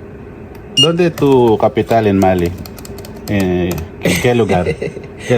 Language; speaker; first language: Spanish; non-native, learner; Filipino